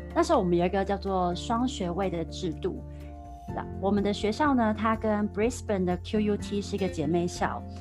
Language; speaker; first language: Chinese; native; Chinese